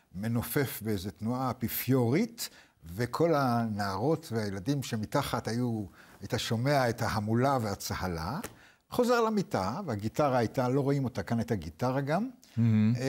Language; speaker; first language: Hebrew; native; Hebrew